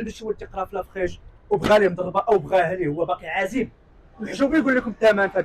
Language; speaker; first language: Arabic; native; Arabic